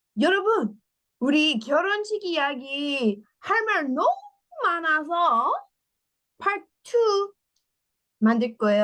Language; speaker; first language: Korean; non-native, learner; English